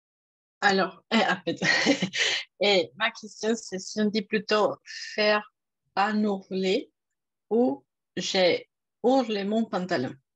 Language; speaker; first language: French; non-native, fluent; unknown